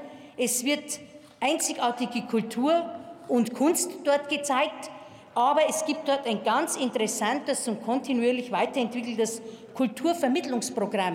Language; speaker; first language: German; native; German